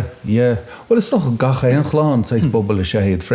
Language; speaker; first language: Irish; native; Irish